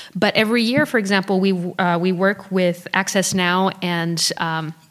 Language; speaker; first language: English; early bilingual, other home language; French